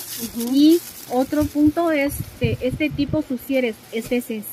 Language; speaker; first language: Spanish; non-native, learner; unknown